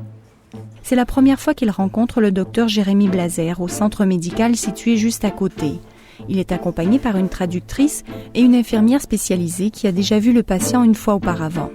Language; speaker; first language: French; native; French